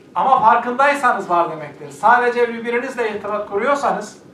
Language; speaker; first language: Turkish; native; Turkish